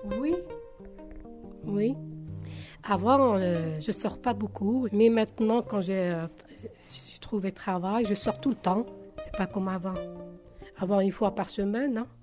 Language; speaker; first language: French; non-native, learner; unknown